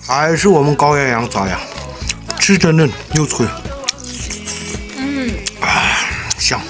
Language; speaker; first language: Chinese; native; Chinese